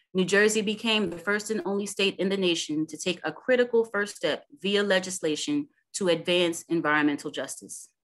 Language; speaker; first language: English; native; English